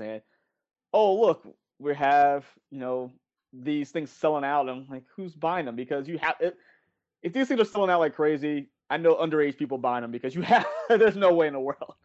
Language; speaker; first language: English; native; English